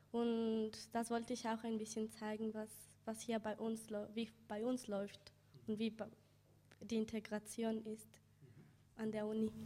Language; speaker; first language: German; non-native, learner; Spanish